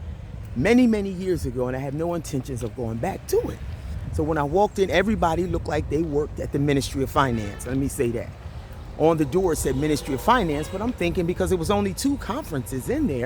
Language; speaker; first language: English; native; English